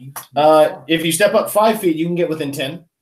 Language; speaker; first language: English; native; English